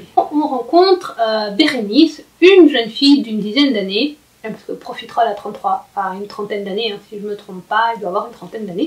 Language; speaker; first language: French; native; French